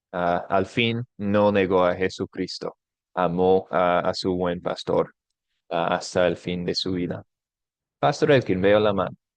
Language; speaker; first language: Spanish; non-native, fluent; English